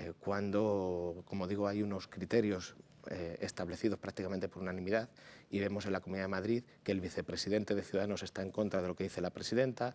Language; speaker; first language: Spanish; native; Spanish